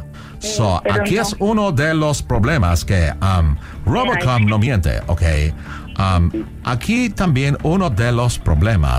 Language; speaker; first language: Spanish; non-native, local second language; English